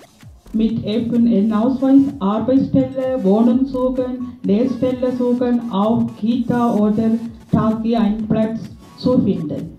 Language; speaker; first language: German; non-native, learner; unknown